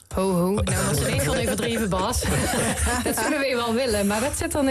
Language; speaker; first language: Dutch; native; Dutch